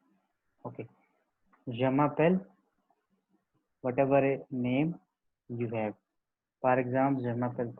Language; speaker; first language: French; non-native, learner; Hindi